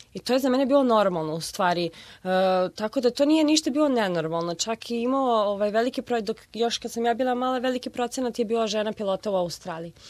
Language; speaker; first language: Serbian; early bilingual, heritage; Serbian